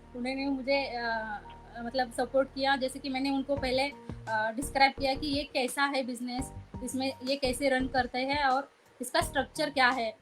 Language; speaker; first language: Hindi; native; Hindi